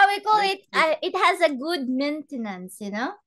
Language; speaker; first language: English; non-native, learner; Cebuano